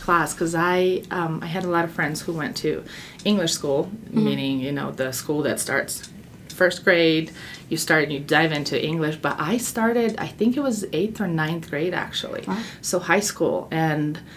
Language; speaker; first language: English; non-native, fluent; Russian